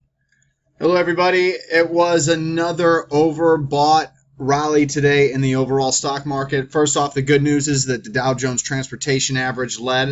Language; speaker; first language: English; native; English